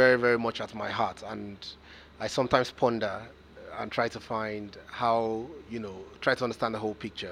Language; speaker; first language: English; non-native, local second language; Yoruba